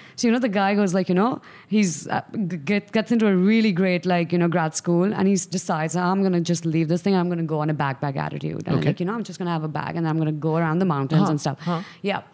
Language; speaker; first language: English; non-native, local second language; Sindhi